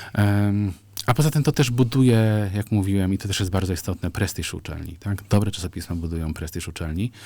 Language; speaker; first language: Polish; native; Polish